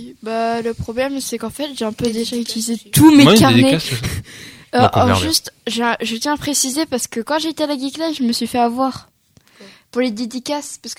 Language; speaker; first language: French; native; French